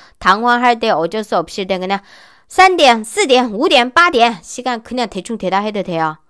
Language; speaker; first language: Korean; non-native, learner; Chinese